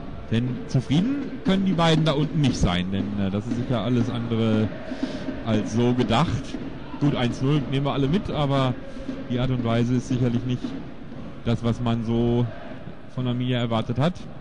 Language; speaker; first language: German; native; German